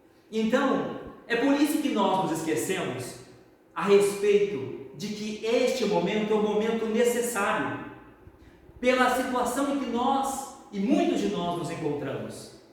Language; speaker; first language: Portuguese; native; Portuguese